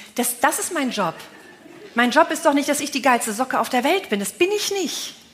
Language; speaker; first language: German; native; German